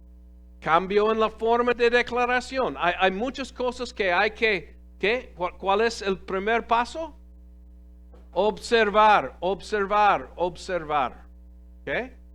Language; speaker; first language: Spanish; non-native, fluent; English